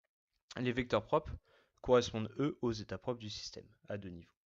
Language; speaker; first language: French; native; French